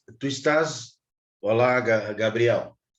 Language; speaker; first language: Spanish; non-native, learner; Portuguese